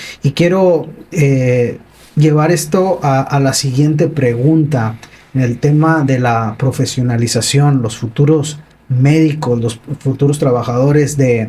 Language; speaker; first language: Spanish; native; Spanish